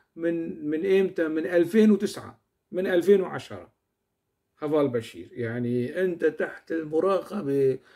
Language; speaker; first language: Arabic; non-native, local second language; Kurdish